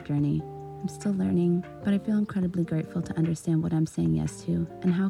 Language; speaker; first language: English; native; English